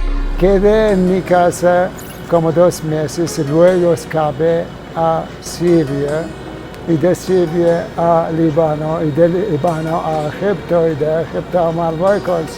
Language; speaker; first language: Spanish; non-native, fluent; Arabic